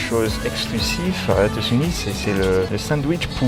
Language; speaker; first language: French; non-native, learner; English